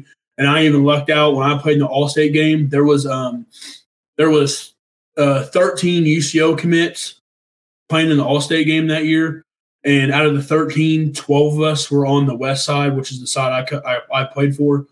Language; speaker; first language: English; native; English